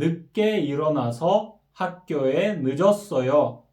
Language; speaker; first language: Korean; non-native, fluent; Kyrgyz